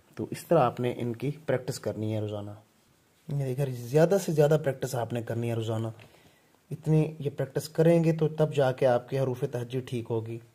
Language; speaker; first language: Hindi; non-native, local second language; Punjabi